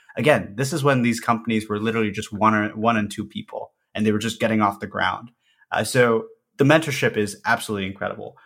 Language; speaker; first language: English; early bilingual, other home language; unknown